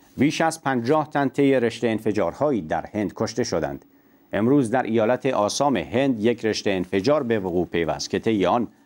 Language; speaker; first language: Persian; non-native, local second language; Central Kurdish